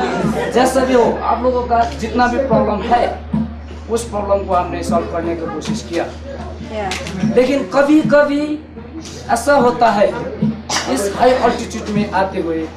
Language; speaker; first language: Hindi; non-native, fluent; Nepali